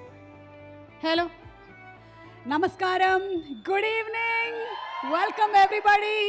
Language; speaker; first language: Telugu; native; Telugu